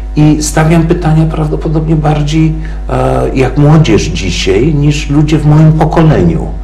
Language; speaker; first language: Polish; early bilingual, heritage; Polish